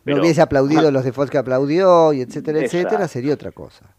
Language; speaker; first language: Spanish; native; Spanish